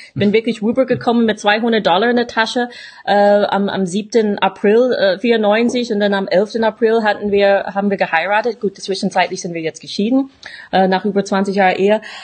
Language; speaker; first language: German; non-native, fluent; English